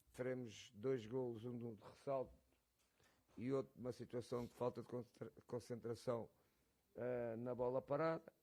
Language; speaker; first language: Portuguese; native; Portuguese